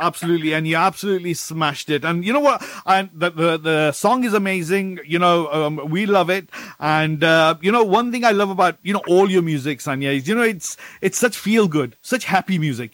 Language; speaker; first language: English; early bilingual, other home language; Hindi